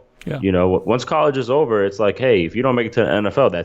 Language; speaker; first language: English; native; English